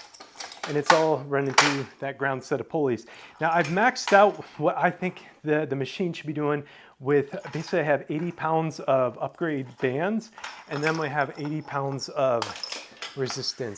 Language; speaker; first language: English; native; English